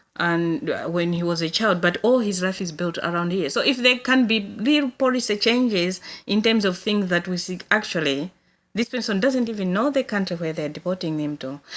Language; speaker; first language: English; non-native, local second language; Nyanja